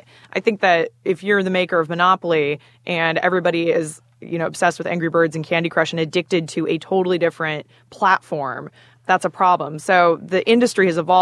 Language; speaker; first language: English; native; English